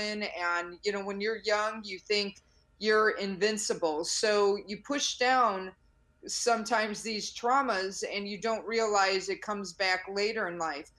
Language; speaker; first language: English; native; English